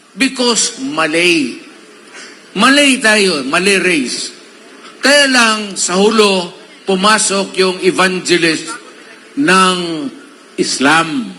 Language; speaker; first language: Filipino; non-native, local second language; Cebuano